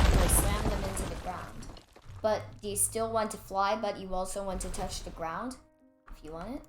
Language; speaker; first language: English; native; English